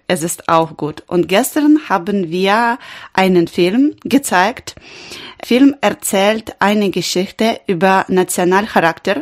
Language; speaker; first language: German; non-native, learner; Ukrainian